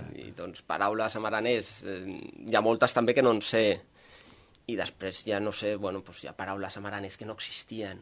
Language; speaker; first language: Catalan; non-native, local second language; Occitan